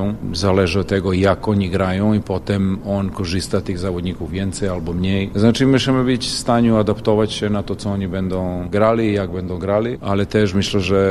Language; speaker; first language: Polish; non-native, fluent; Serbian